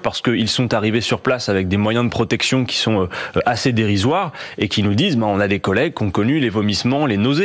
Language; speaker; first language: French; native; French